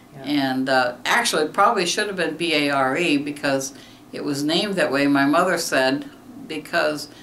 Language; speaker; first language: English; native; English